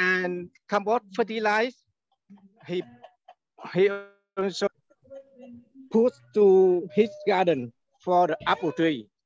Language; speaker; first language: English; non-native, learner; Vietnamese